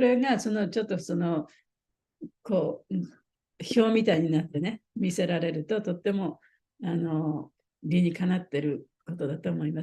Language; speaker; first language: Japanese; native; Japanese